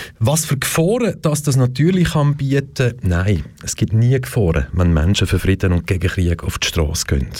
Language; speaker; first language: German; early bilingual, other home language; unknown